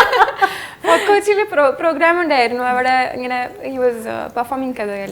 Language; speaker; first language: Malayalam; non-native, fluent; French